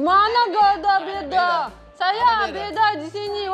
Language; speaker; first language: Indonesian; non-native, learner; Russian